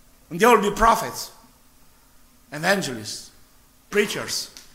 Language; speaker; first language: English; non-native, fluent; Romanian